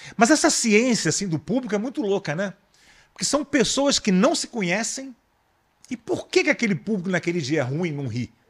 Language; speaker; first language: Portuguese; native; Portuguese